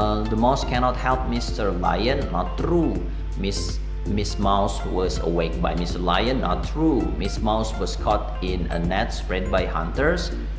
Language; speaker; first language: English; non-native, fluent; Indonesian